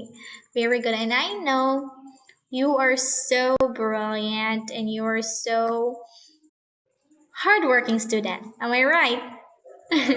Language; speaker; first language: English; non-native, fluent; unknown